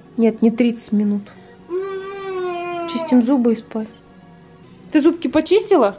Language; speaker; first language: Russian; native; Russian